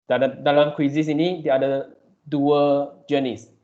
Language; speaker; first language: Malay; non-native, local second language; Chinese